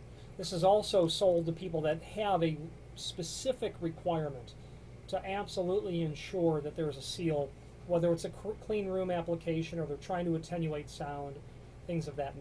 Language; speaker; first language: English; native; English